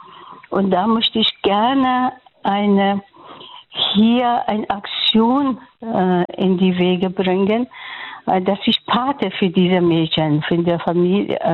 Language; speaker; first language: German; non-native, fluent; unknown